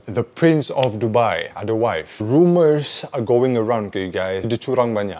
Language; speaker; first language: English; non-native, local second language; Malay